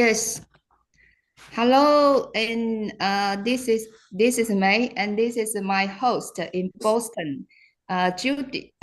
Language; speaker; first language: English; non-native, fluent; Chinese